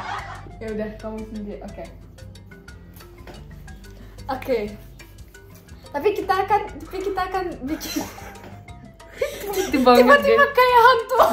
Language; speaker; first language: Indonesian; non-native, fluent; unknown